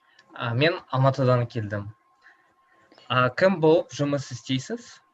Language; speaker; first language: Kazakh; non-native, learner; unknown